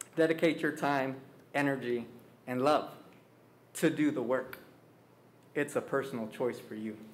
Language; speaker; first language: English; early bilingual, other home language; Spanish